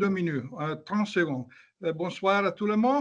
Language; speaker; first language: French; non-native, learner; Italian